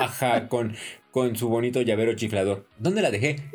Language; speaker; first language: Spanish; native; Spanish